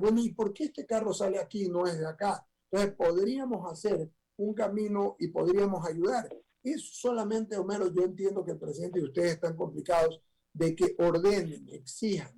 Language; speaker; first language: Spanish; native; Spanish